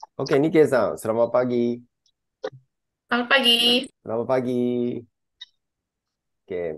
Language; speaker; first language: Indonesian; non-native, fluent; Japanese